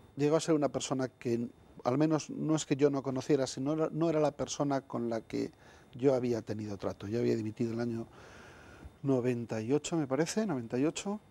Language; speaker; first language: Spanish; native; Spanish